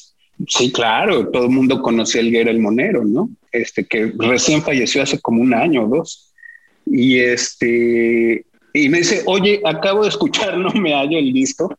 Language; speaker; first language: Spanish; native; Spanish